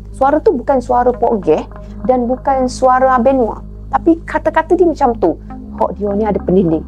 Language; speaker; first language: Malay; native; Malay